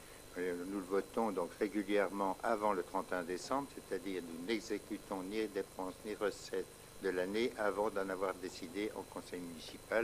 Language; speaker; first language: French; native; French